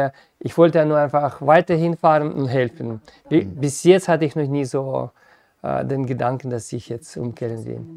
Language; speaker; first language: German; non-native, fluent; Ukrainian